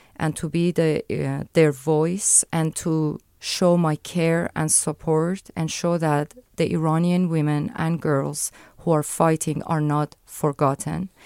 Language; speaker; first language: English; non-native, fluent; Persian